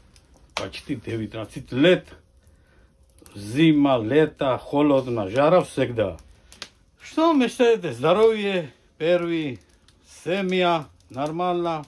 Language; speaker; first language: Russian; non-native, fluent; Georgian